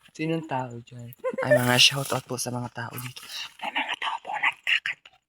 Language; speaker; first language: Filipino; non-native, local second language; Cebuano